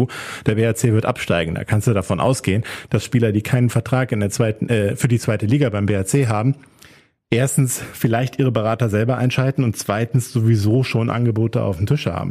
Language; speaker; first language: German; native; German